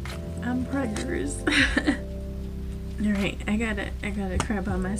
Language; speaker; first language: English; native; English